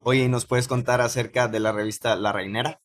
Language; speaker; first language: Spanish; native; Spanish